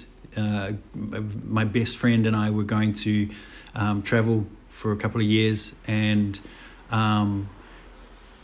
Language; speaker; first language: English; native; English